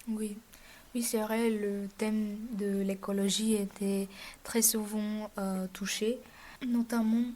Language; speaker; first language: French; non-native, fluent; Bulgarian